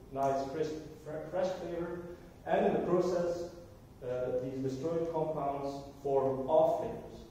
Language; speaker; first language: English; non-native, fluent; Dutch